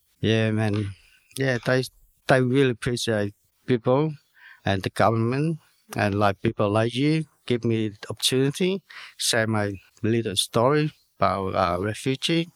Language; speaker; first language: English; non-native, learner; Vietnamese